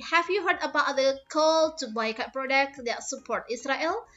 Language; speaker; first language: English; non-native, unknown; Indonesian